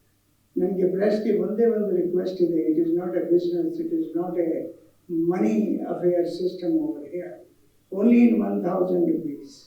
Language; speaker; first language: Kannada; non-native, local second language; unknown